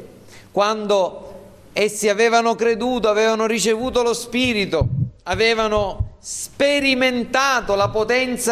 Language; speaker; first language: Italian; native; Italian